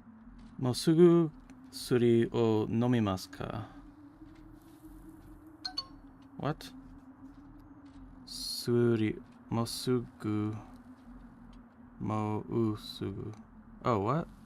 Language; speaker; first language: Japanese; non-native, learner; English